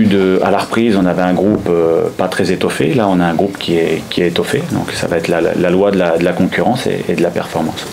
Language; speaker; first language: French; native; French